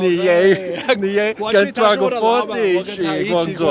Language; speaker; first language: Chinese; non-native, learner; German